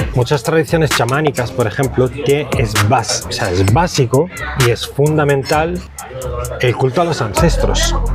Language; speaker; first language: Spanish; non-native, fluent; Italian